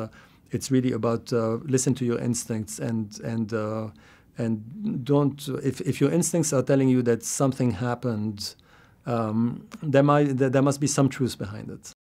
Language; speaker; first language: English; non-native, fluent; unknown